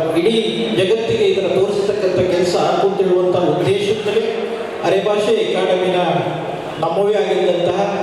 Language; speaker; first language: Kannada; non-native, local second language; Tulu